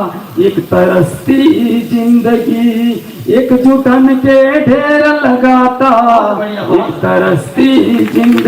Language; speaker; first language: Hindi; non-native, local second language; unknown